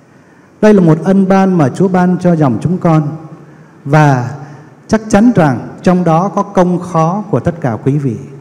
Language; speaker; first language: Vietnamese; native; Vietnamese